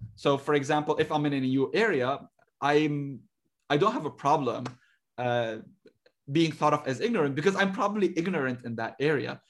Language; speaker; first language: English; non-native, fluent; Arabic